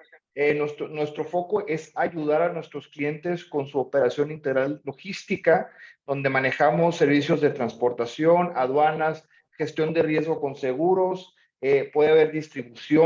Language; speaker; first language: Spanish; native; Spanish